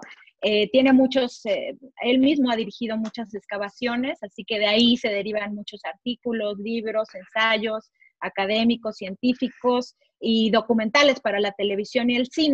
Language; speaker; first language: Spanish; native; Spanish